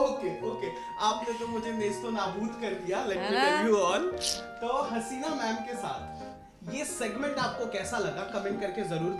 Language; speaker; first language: Hindi; native; Hindi